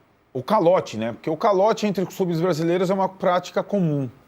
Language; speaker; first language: Portuguese; native; Portuguese